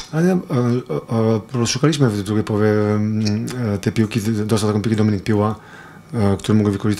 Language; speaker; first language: Polish; non-native, fluent; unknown